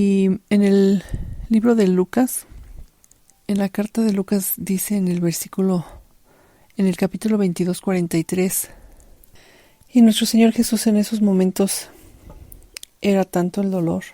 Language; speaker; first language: Spanish; native; Spanish